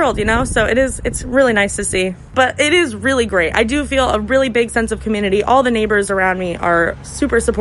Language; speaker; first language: English; native; English